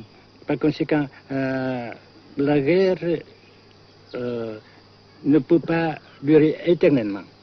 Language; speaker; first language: French; non-native, local second language; Vietnamese